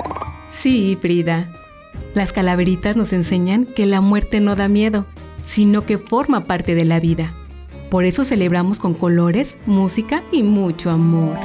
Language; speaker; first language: Spanish; native; Spanish